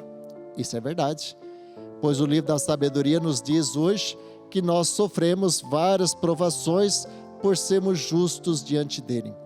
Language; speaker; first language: Portuguese; native; Portuguese